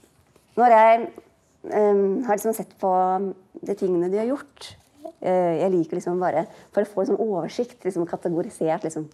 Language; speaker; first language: Norwegian; native; Norwegian